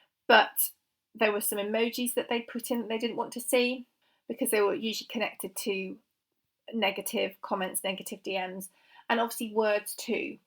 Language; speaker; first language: English; native; English